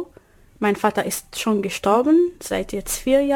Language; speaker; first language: German; non-native, learner; Arabic